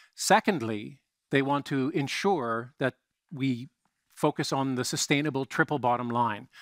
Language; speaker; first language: English; native; English